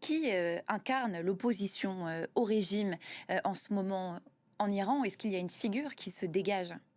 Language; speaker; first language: French; native; French